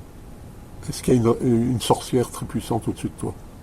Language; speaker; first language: French; native; French